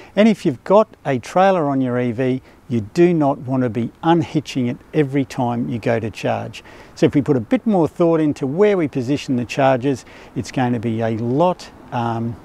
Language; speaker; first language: English; native; English